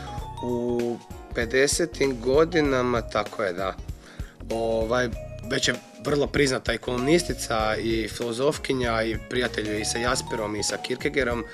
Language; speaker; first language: Croatian; native; Croatian